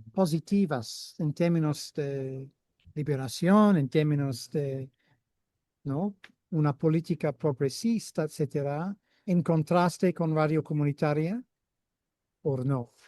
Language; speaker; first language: Spanish; non-native, fluent; English